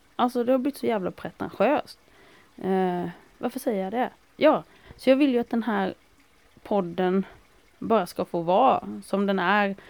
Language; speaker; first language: Swedish; native; Swedish